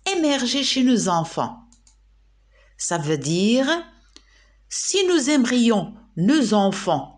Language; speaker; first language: French; non-native, local second language; Arabic